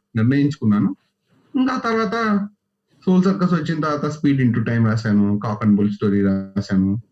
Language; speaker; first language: Telugu; native; Telugu